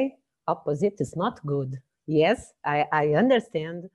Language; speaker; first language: English; non-native, learner; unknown